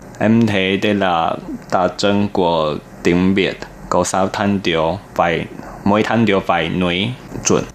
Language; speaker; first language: Vietnamese; non-native, learner; Chinese